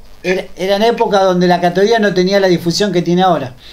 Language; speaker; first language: Spanish; native; Spanish